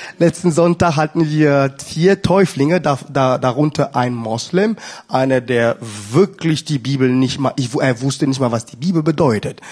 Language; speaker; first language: German; non-native, fluent; French